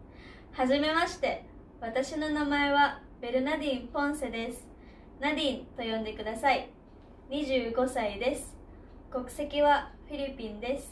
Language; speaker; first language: Japanese; non-native, learner; Filipino